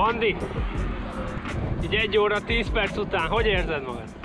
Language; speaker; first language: Hungarian; native; Hungarian